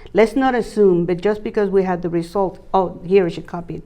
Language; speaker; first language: English; non-native, fluent; Spanish